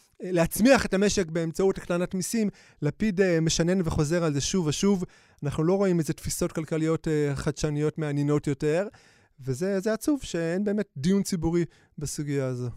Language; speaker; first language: Hebrew; native; Hebrew